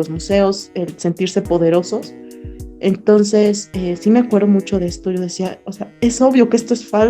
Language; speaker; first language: Spanish; native; Spanish